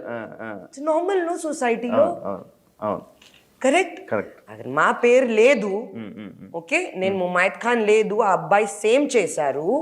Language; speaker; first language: Telugu; non-native, learner; Hindi